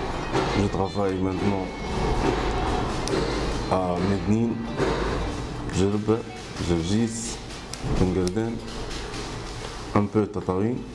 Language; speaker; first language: French; non-native, local second language; Arabic